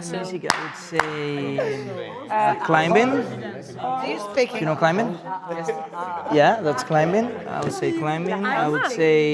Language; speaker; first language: English; non-native, learner; Spanish